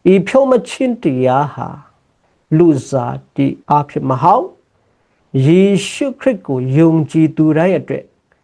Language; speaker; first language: Burmese; non-native, local second language; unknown